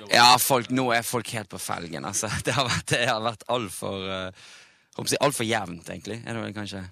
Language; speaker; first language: Norwegian; native; Norwegian